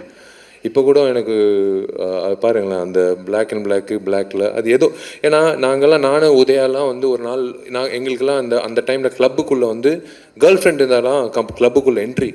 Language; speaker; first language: Tamil; native; Tamil